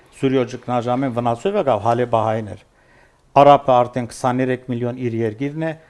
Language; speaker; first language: Armenian; early bilingual, heritage; Armenian